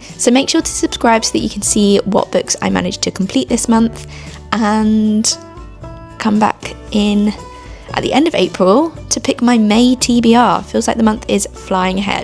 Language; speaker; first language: English; native; English